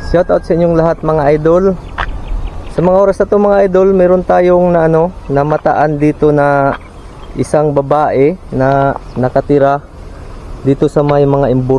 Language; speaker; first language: Filipino; non-native, local second language; Cebuano